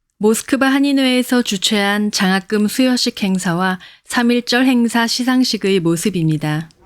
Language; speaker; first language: Korean; native; Korean